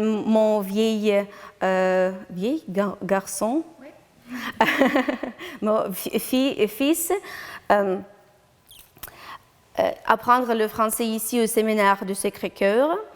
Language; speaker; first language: French; non-native, learner; Ukrainian